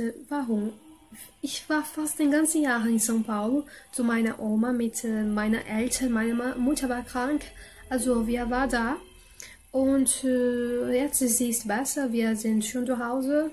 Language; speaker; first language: German; non-native, learner; Portuguese